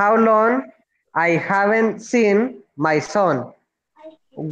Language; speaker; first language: English; non-native, learner; Spanish